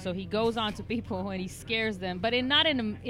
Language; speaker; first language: English; non-native, fluent; Hebrew